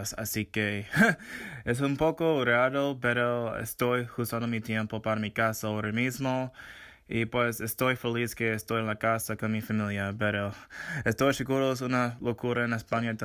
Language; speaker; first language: Spanish; non-native, fluent; English